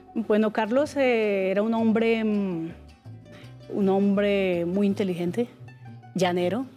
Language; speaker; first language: Spanish; native; Spanish